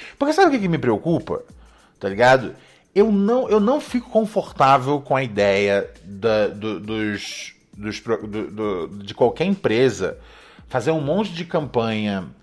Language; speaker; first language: Portuguese; native; Portuguese